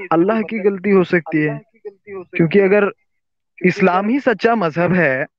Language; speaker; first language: Hindi; non-native, local second language; Urdu